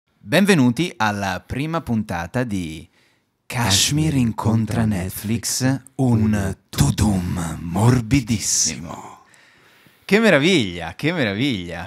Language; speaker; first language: Italian; native; Italian